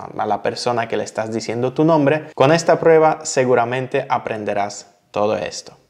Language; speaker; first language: Spanish; non-native, fluent; Polish